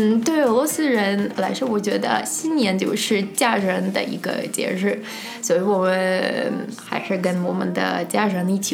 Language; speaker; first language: Chinese; non-native, fluent; Russian